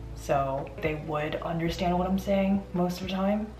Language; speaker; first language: English; non-native, fluent; Chinese